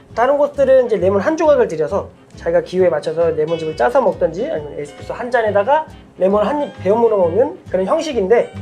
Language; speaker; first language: Korean; native; Korean